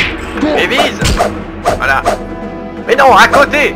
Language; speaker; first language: French; native; French